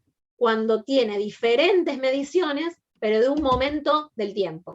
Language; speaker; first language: Spanish; native; Spanish